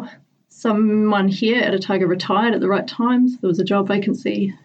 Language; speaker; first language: English; native; English